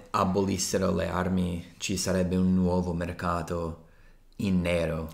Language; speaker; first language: Italian; non-native, fluent; English